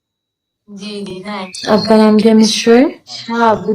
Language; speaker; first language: Hindi; non-native, local second language; Punjabi